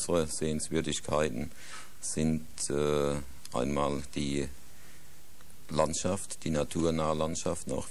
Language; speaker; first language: German; native; German